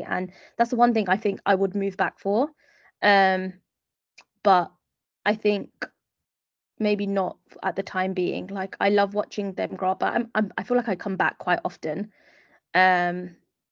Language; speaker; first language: English; native; English